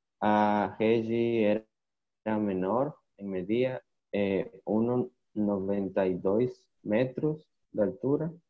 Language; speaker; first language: Portuguese; non-native, learner; Spanish